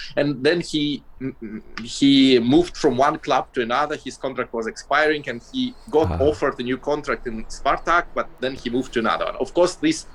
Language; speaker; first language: English; non-native, fluent; Russian